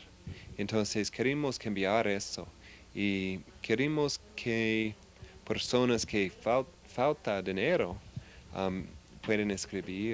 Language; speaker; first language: Spanish; non-native, fluent; English